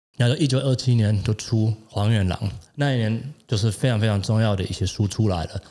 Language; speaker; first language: Chinese; non-native, fluent; German